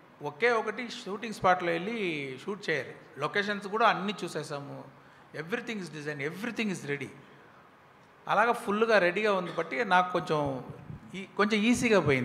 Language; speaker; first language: Telugu; non-native, local second language; Tamil